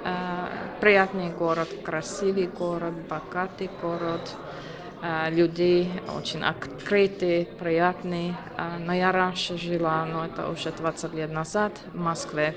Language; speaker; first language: Russian; non-native, learner; Finnish